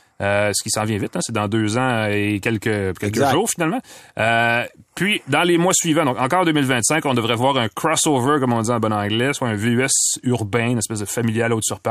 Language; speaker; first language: French; native; French